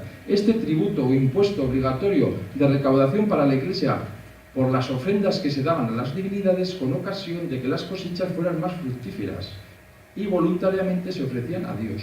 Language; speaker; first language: Spanish; native; Spanish